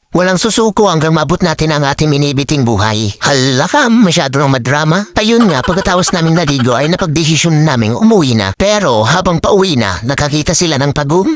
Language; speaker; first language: Filipino; non-native, local second language; Iloko